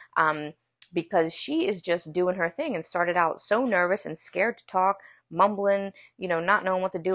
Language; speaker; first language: English; native; English